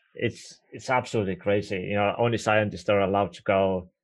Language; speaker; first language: English; non-native, fluent; Estonian